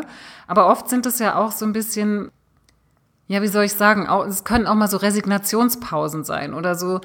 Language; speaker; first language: German; native; German